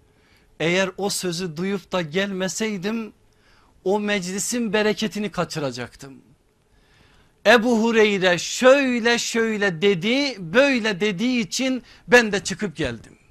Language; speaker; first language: Turkish; native; Turkish